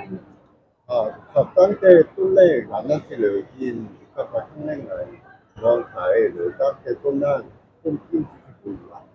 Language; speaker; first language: Thai; non-native, learner; Korean